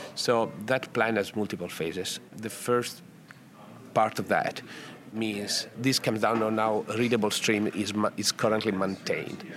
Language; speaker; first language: English; non-native, fluent; Italian